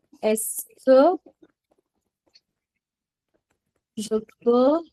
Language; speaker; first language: French; non-native, fluent; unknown